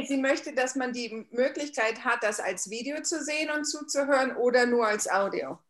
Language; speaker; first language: German; native; German